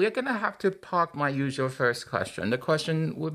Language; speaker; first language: English; non-native, fluent; Chinese